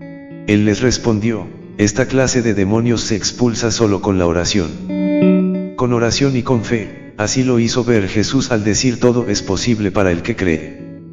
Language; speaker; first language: Spanish; native; Spanish